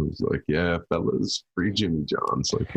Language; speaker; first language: English; native; English